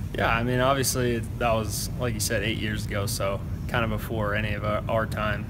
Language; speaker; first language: English; native; English